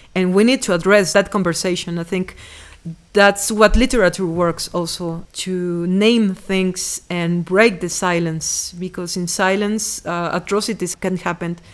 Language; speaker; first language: English; non-native, fluent; Spanish